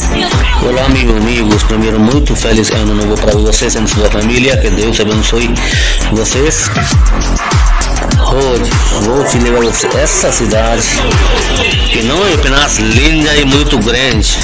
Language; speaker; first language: Portuguese; non-native, learner; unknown